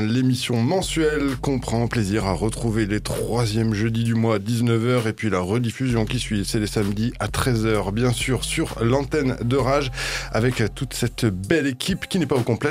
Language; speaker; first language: French; native; French